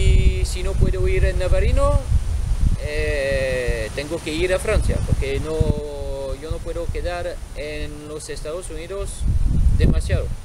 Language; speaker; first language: Spanish; non-native, fluent; French